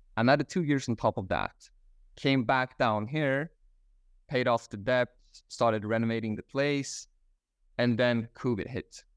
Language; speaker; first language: English; non-native, fluent; Swedish